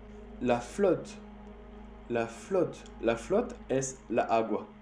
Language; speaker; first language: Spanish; non-native, fluent; French